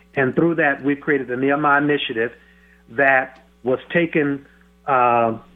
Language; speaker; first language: English; native; English